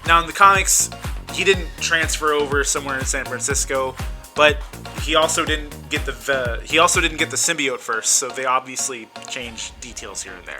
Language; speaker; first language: English; native; English